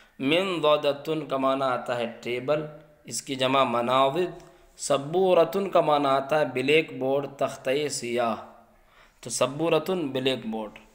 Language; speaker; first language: Urdu; native; Urdu